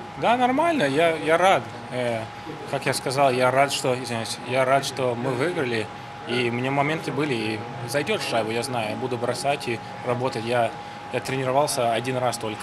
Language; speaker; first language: Russian; early bilingual, heritage; English